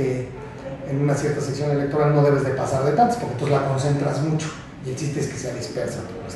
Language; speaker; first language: Spanish; native; Spanish